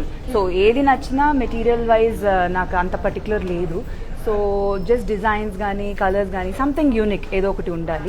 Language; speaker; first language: Telugu; non-native, local second language; Tamil